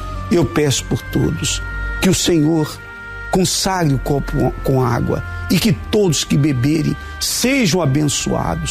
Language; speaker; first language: Portuguese; native; Portuguese